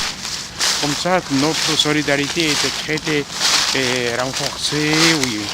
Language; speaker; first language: French; non-native, fluent; Korean